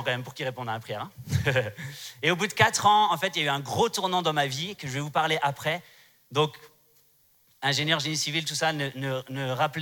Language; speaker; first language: French; native; French